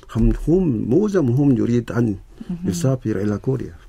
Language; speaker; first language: Arabic; non-native, learner; Korean